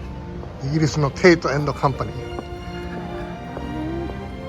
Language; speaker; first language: Japanese; native; Japanese